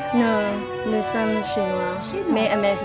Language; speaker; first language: French; non-native, learner; Chinese